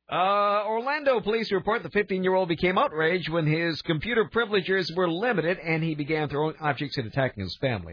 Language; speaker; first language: English; native; English